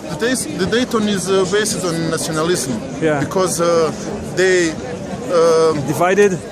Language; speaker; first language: English; non-native, learner; Bosnian